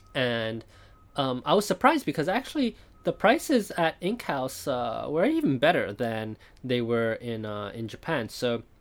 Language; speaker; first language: English; non-native, fluent; Chinese